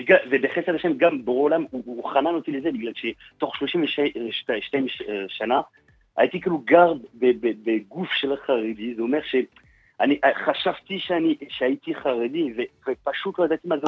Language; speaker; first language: Hebrew; non-native, fluent; French